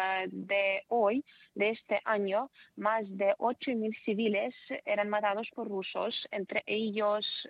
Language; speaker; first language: Spanish; non-native, fluent; Ukrainian